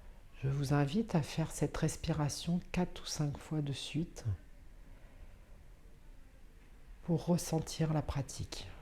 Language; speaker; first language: French; native; French